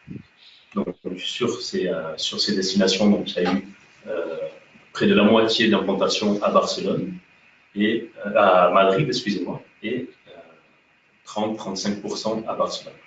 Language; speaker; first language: French; native; French